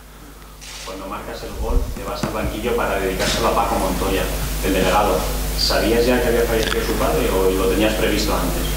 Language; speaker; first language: Spanish; native; Spanish